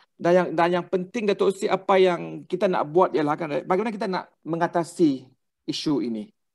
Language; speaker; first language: Malay; non-native, local second language; Thai